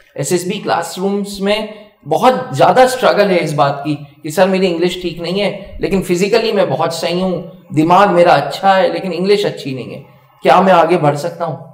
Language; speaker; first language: Hindi; native; Hindi